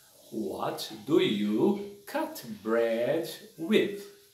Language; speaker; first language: English; non-native, fluent; Portuguese